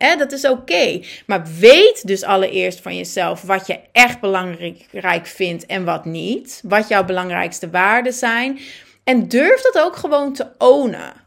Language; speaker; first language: Dutch; native; Dutch